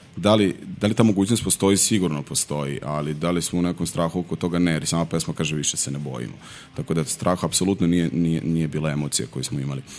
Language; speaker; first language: Serbian; native; Serbian